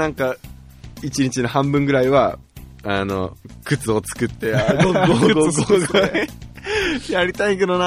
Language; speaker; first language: Japanese; native; Japanese